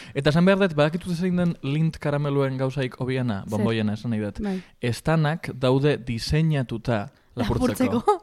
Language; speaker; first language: Basque; non-native, local second language; Spanish